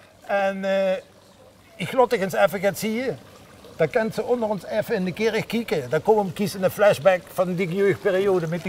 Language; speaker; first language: Dutch; native; Dutch